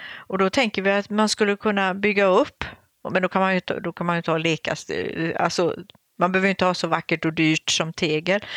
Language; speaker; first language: Swedish; native; Swedish